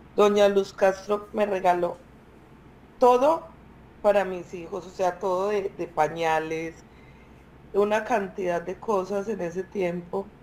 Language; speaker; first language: Spanish; native; Spanish